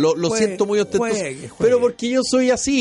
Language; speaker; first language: Spanish; native; Spanish